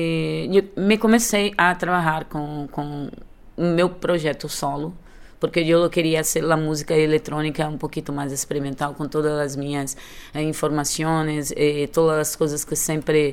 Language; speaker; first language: Spanish; non-native, learner; Portuguese